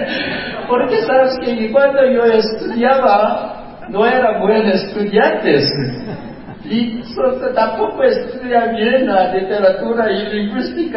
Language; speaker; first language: Spanish; non-native, fluent; Korean